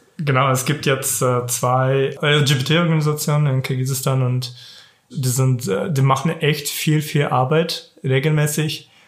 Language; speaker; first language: German; non-native, fluent; Kyrgyz